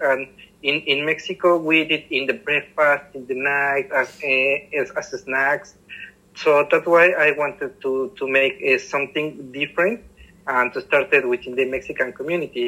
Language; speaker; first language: English; non-native, fluent; Spanish